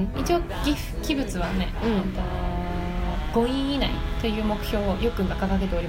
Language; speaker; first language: Japanese; native; Japanese